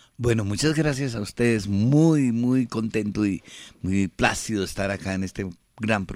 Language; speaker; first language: Spanish; native; Spanish